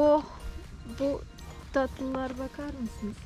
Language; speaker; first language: Turkish; non-native, learner; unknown